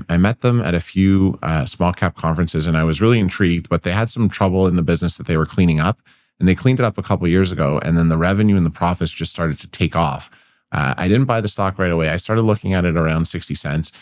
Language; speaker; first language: English; native; English